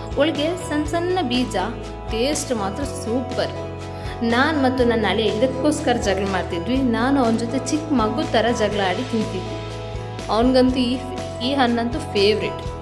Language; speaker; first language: Kannada; non-native, local second language; Tulu